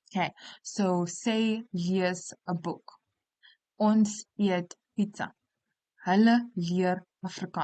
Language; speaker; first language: Afrikaans; non-native, local second language; English